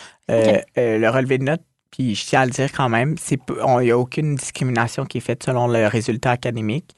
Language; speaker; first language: French; native; French